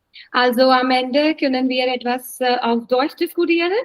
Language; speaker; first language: German; non-native, learner; Hindi